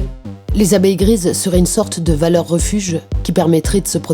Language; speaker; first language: French; native; French